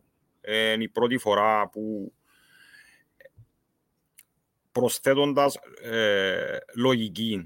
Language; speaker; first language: Greek; native; Greek